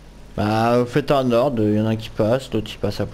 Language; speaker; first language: French; native; French